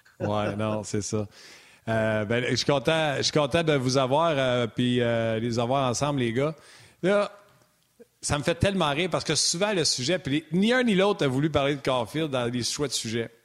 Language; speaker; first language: French; native; French